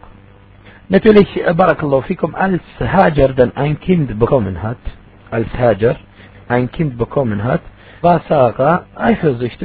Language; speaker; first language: German; non-native, fluent; Arabic